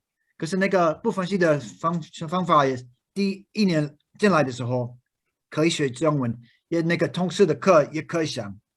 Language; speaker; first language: Chinese; non-native, fluent; English